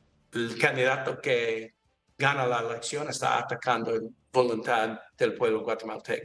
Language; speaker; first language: Spanish; non-native, learner; English